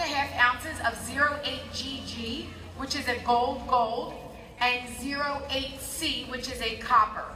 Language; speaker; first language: English; native; English